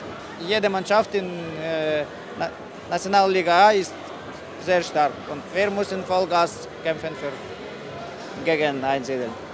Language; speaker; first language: German; non-native, learner; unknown